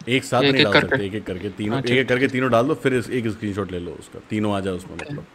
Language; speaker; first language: Hindi; native; Hindi